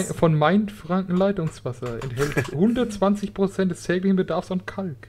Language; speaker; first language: German; native; German